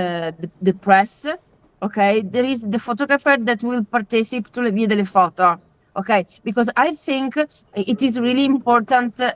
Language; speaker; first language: English; non-native, learner; Italian